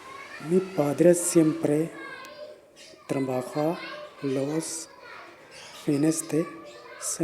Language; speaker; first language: Spanish; non-native, learner; Urdu